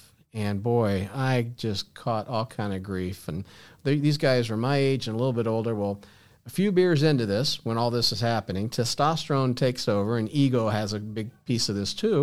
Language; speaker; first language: English; native; English